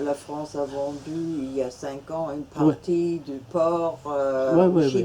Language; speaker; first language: French; non-native, fluent; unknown